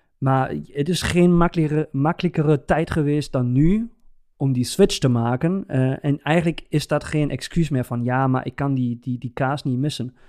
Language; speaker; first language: Dutch; native; Dutch